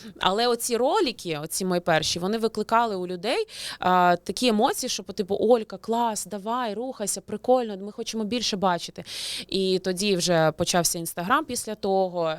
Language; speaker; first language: Ukrainian; native; Ukrainian